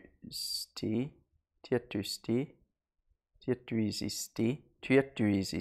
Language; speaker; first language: Finnish; non-native, learner; English